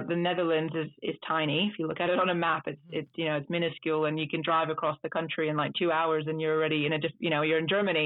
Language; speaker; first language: English; early bilingual, other home language; Dutch